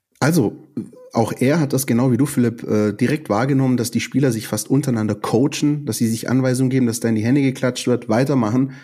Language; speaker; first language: German; native; German